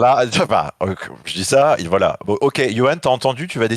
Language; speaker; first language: French; native; French